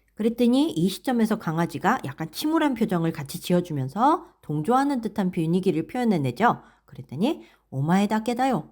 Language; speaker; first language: Korean; native; Korean